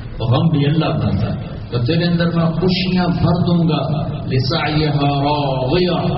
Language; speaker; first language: Urdu; non-native, local second language; Punjabi